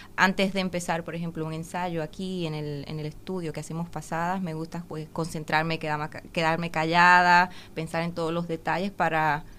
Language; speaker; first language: Spanish; native; Spanish